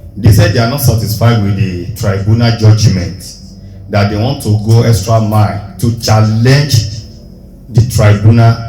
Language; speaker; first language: English; non-native, local second language; Yoruba